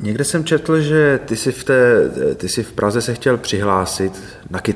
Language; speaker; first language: Czech; native; Czech